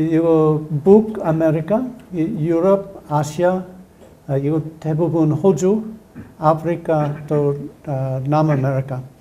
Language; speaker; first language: Korean; non-native, learner; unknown